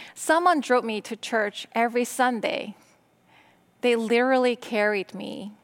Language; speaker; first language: English; non-native, fluent; Korean